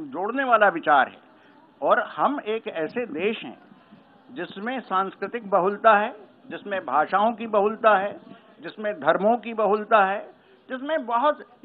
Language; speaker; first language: Hindi; native; Hindi